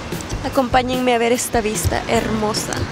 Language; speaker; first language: Spanish; native; Spanish